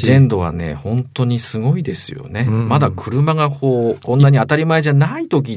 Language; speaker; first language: Japanese; native; Japanese